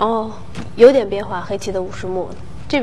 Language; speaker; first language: Chinese; native; Chinese